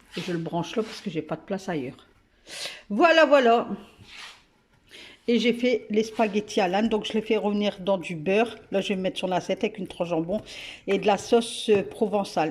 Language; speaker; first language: French; native; French